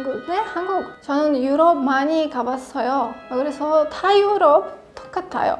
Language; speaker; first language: Korean; non-native, learner; Polish